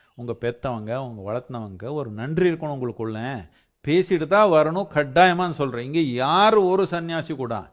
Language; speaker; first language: Tamil; non-native, local second language; Telugu